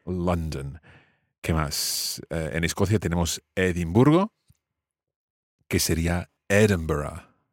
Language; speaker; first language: Spanish; non-native, fluent; English